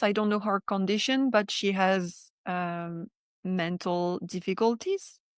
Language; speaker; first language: English; non-native, fluent; French